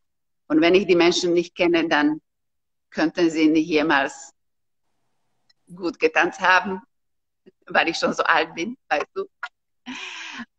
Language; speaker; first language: German; non-native, fluent; Slovak